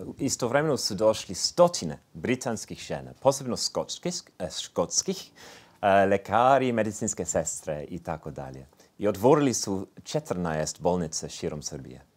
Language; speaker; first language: Serbian; non-native, fluent; English